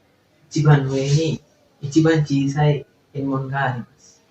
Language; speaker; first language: Japanese; non-native, learner; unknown